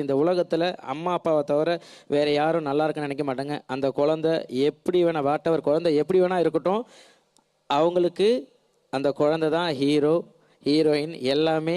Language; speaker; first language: Tamil; native; Tamil